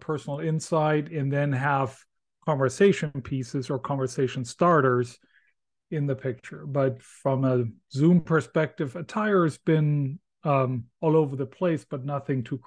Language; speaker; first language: English; non-native, fluent; German